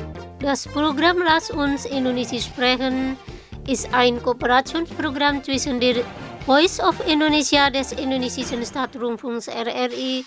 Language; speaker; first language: German; non-native, fluent; Indonesian